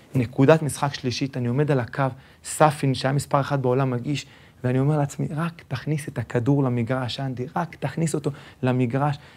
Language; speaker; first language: Hebrew; early bilingual, other home language; Spanish